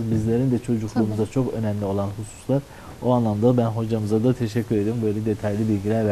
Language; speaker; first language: Turkish; native; Turkish